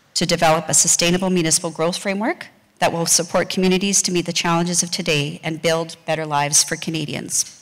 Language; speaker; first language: English; native; English